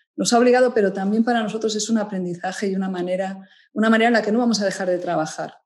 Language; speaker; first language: Spanish; native; Spanish